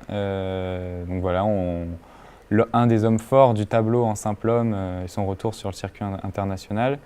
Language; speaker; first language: French; native; French